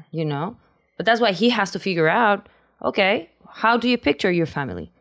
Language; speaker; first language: English; non-native, fluent; Spanish